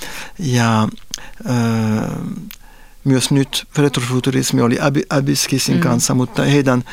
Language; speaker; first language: Finnish; non-native, fluent; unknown